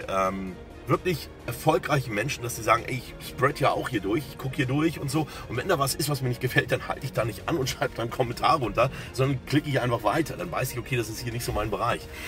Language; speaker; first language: German; native; German